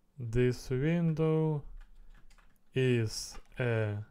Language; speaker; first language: English; non-native, learner; Russian